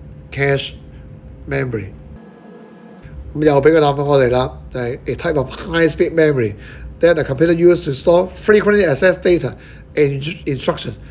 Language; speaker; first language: English; non-native, local second language; Cantonese